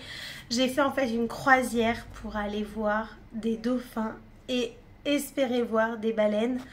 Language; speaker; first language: French; native; French